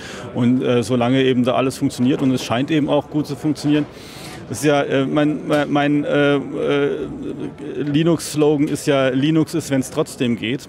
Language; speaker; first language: German; native; German